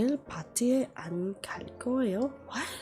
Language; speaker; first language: Korean; non-native, learner; English